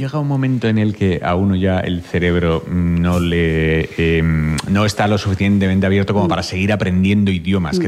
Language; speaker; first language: Spanish; native; Spanish